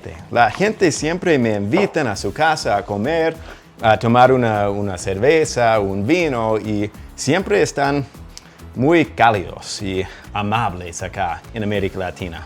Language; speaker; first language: Spanish; non-native, fluent; English